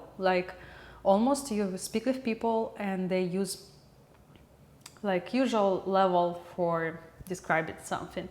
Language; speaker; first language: English; non-native, learner; Russian